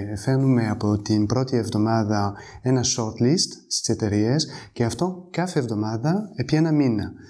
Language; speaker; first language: Greek; non-native, fluent; French